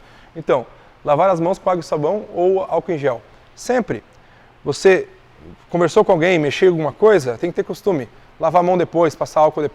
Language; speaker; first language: Portuguese; native; Portuguese